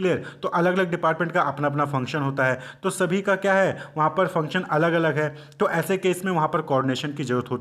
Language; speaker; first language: Hindi; native; Hindi